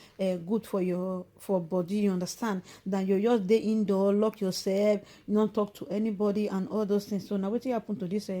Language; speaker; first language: Nigerian Pidgin; native; Nigerian Pidgin